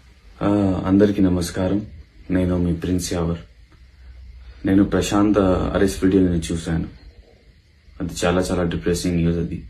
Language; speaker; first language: Telugu; non-native, local second language; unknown